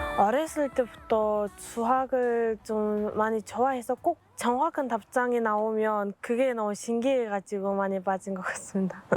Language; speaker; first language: Korean; non-native, fluent; Mongolian